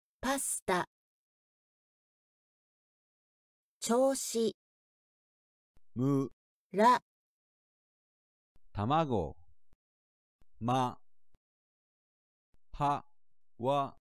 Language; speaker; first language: Japanese; non-native, learner; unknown